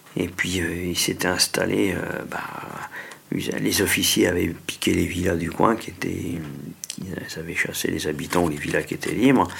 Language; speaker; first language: French; native; French